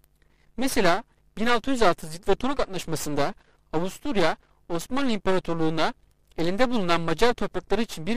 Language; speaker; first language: Turkish; native; Turkish